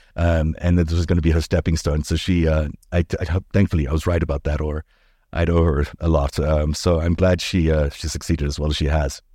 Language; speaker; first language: English; early bilingual, other home language; Hebrew